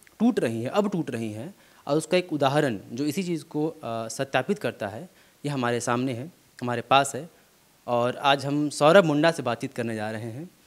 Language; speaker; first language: Hindi; native; Hindi